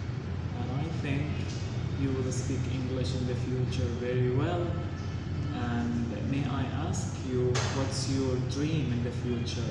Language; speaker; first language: English; non-native, learner; Arabic